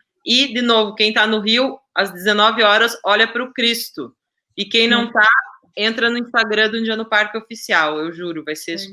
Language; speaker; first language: Portuguese; native; Portuguese